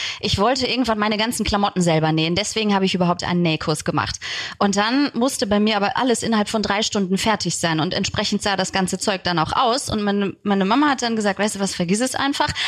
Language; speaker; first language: German; early bilingual, other home language; Turkish